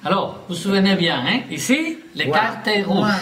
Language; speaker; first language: French; non-native, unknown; Spanish